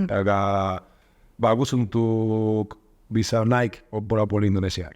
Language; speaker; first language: Indonesian; non-native, learner; Spanish